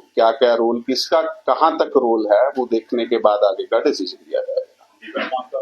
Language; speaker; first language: Hindi; non-native, local second language; Marathi